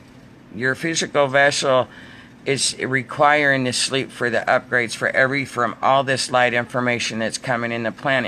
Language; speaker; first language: English; native; English